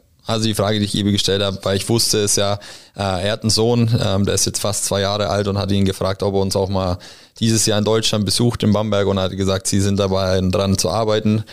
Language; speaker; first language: German; native; German